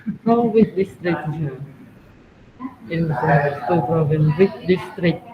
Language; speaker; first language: English; non-native, learner; Khmer